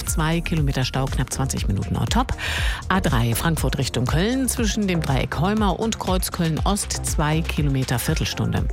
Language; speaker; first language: German; native; German